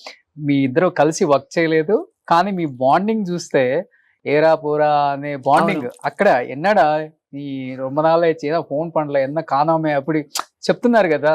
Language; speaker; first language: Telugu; native; Telugu